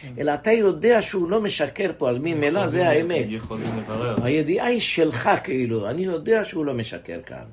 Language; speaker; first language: Hebrew; native; Hebrew